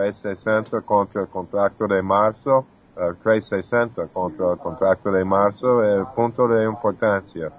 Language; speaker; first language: Portuguese; non-native, fluent; English